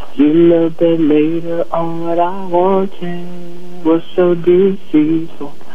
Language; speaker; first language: English; native; English